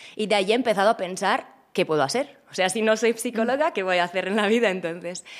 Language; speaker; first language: Spanish; non-native, fluent; Italian